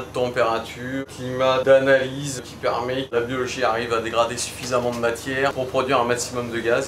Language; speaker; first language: French; native; French